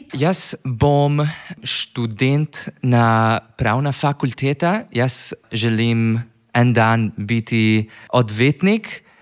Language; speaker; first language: Slovenian; non-native, learner; English